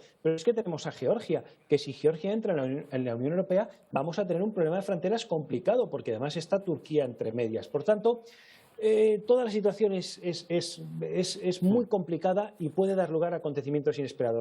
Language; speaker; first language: Spanish; native; Spanish